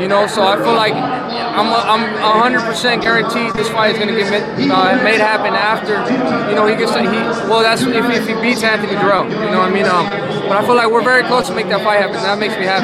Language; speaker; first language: English; early bilingual, other home language; Spanish